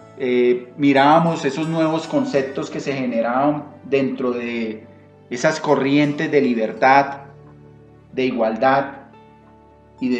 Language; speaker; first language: Spanish; native; Spanish